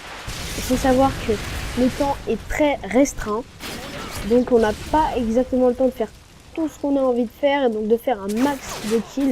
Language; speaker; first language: French; native; French